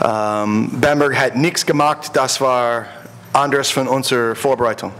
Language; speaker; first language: German; non-native, learner; English